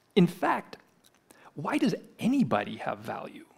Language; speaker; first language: English; native; English